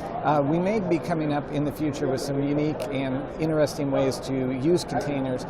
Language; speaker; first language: English; native; English